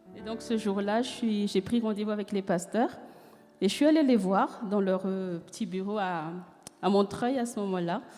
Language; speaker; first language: French; non-native, local second language; Malagasy